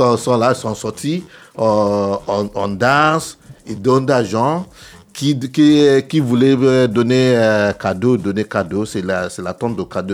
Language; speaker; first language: French; non-native, learner; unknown